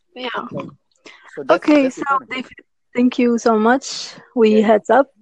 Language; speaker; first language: English; non-native, learner; Arabic